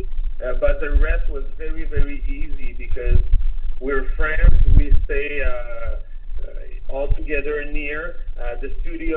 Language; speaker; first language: English; non-native, learner; French